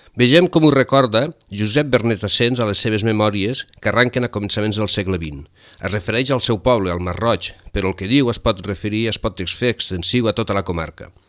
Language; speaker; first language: Catalan; native; Catalan